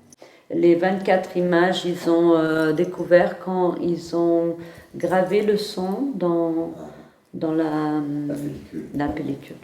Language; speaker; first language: French; non-native, fluent; Portuguese